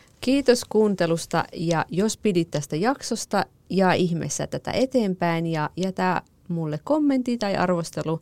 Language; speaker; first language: Finnish; early bilingual, other home language; Kurdish